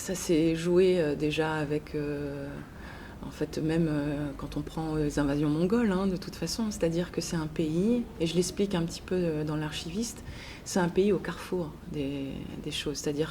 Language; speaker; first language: French; native; French